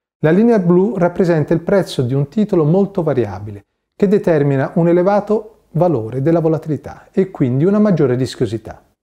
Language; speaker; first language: Italian; native; Italian